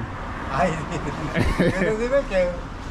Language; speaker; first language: Spanish; native; Spanish